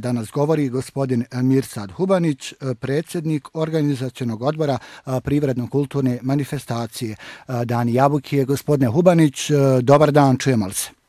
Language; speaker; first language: Bosnian; native; Bosnian